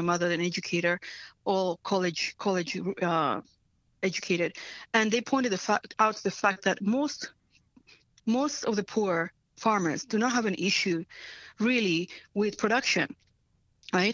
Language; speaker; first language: English; non-native, local second language; Swahili